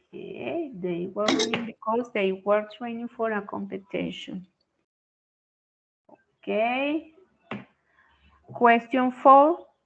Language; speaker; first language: English; non-native, fluent; Spanish